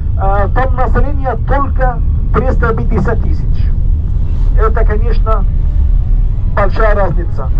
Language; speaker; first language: Russian; non-native, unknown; Arabic